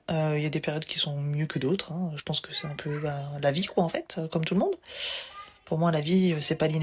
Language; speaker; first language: French; native; French